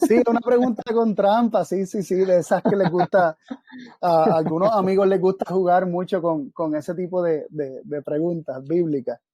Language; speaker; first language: Spanish; native; Spanish